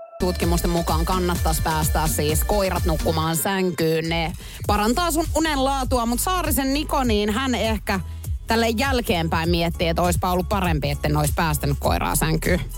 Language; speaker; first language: Finnish; native; Finnish